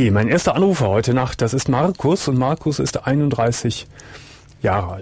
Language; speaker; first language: German; native; German